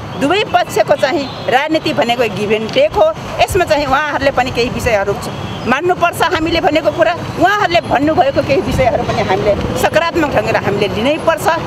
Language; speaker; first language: Nepali; non-native, local second language; Dangaura Tharu